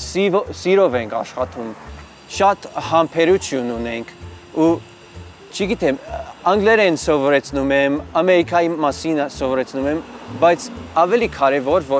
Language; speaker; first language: Armenian; non-native, learner; English